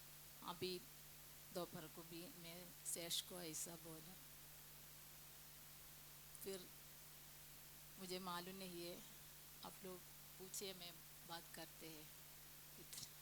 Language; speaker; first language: Hindi; non-native, local second language; Malayalam